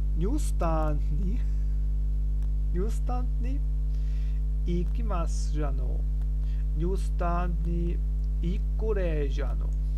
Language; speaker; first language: Japanese; non-native, learner; German